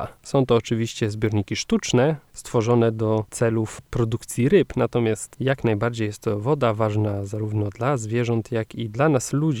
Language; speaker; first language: Polish; native; Polish